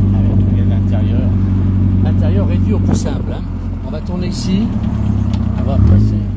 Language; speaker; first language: French; native; French